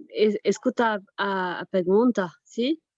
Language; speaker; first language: Portuguese; non-native, fluent; French